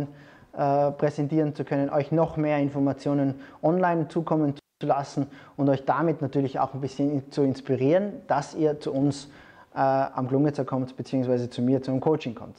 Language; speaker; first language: German; native; German